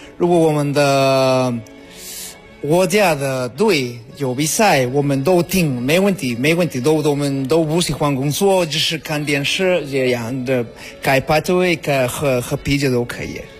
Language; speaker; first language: Chinese; non-native, learner; Spanish